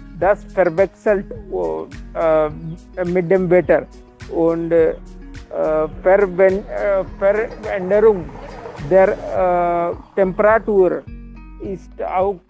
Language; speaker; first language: German; non-native, learner; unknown